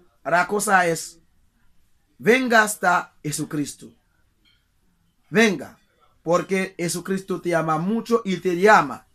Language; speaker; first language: Spanish; non-native, learner; Haitian Creole